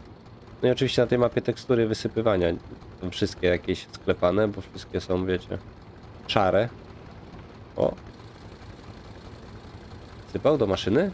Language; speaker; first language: Polish; native; Polish